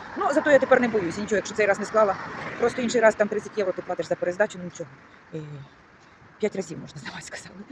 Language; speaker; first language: Ukrainian; native; Ukrainian